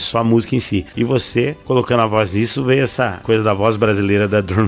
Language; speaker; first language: Portuguese; native; Portuguese